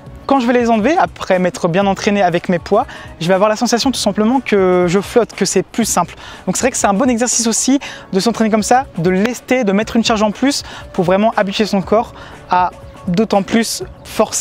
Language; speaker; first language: French; native; French